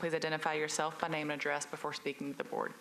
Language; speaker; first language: English; native; English